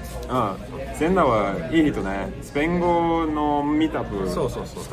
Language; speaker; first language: Japanese; non-native, learner; English